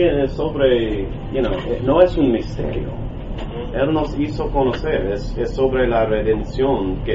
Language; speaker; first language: Spanish; non-native, learner; English